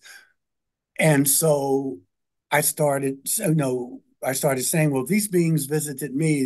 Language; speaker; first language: English; native; English